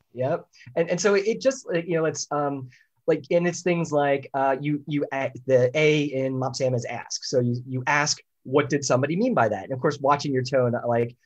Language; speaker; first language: English; native; English